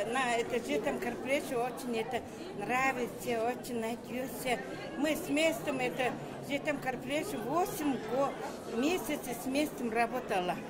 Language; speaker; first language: Russian; non-native, learner; Mongolian